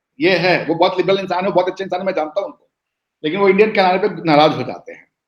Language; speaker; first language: Hindi; native; Hindi